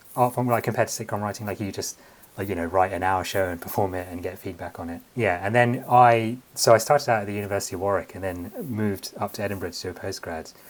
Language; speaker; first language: English; native; English